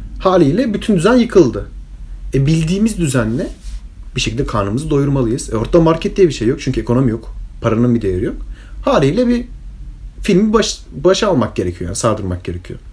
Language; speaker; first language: Turkish; early bilingual, heritage; Turkish